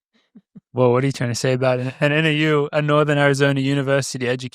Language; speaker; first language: English; native; English